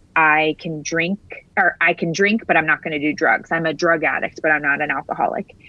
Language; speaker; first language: English; native; English